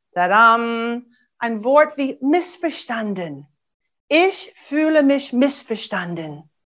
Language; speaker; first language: German; non-native, fluent; English